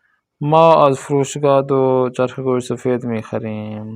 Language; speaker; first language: Persian; non-native, fluent; Urdu